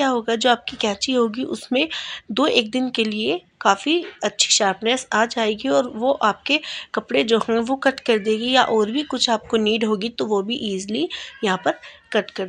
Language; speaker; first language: Hindi; native; Hindi